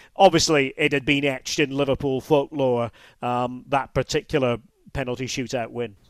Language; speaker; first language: English; native; English